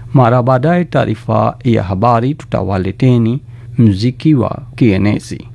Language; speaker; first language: Swahili; non-native, fluent; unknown